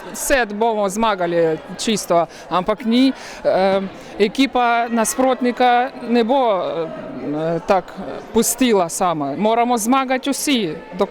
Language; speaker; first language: Slovenian; non-native, learner; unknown